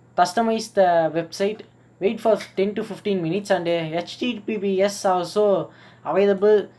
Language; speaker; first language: English; non-native, local second language; Tamil